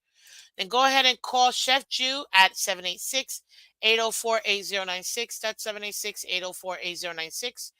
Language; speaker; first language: English; native; English